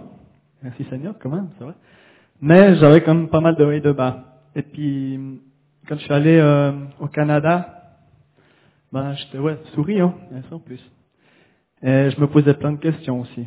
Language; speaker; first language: French; native; French